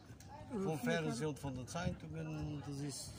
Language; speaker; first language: German; non-native, fluent; Romanian